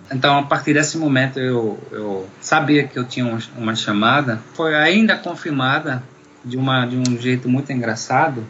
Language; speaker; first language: Portuguese; non-native, fluent; Dutch